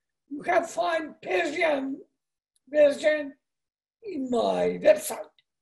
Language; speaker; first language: English; non-native, learner; Persian